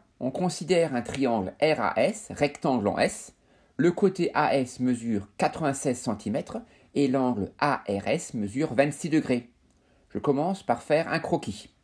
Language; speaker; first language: French; native; French